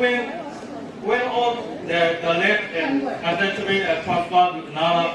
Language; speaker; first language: English; non-native, learner; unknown